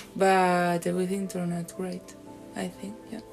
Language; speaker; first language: English; non-native, fluent; Spanish